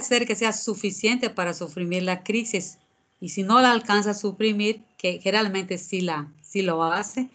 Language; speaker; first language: Spanish; native; Spanish